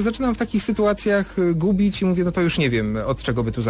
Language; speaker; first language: Polish; native; Polish